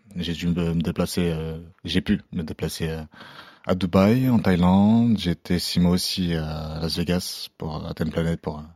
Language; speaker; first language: French; non-native, local second language; Arabic